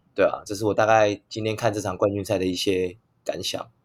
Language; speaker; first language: Chinese; native; Chinese